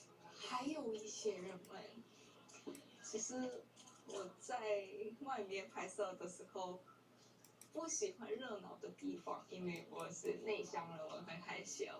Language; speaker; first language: Chinese; non-native, learner; Korean